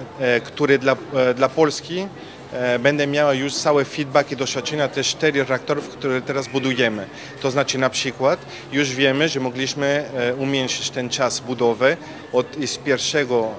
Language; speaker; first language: Polish; non-native, learner; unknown